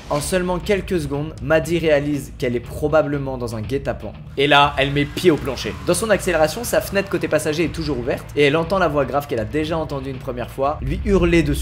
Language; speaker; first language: French; native; French